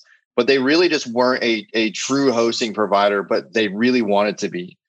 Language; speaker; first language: English; native; English